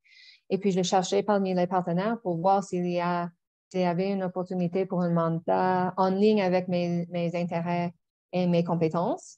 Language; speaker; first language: French; non-native, local second language; English